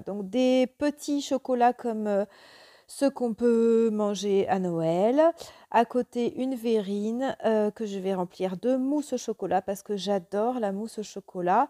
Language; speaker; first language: French; native; French